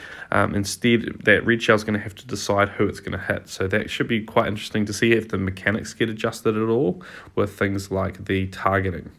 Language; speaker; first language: English; native; English